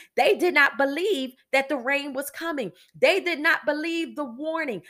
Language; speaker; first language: English; native; English